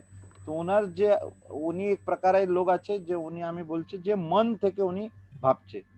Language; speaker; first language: Bangla; non-native, learner; Hindi